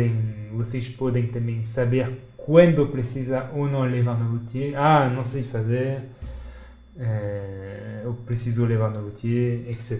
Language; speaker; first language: Portuguese; non-native, fluent; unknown